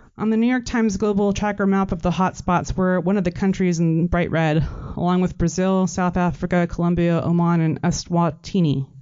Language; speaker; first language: English; native; English